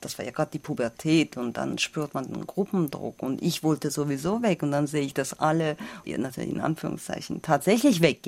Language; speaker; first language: German; non-native, fluent; Persian